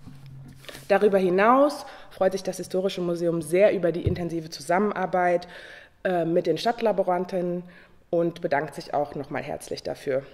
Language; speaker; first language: German; native; German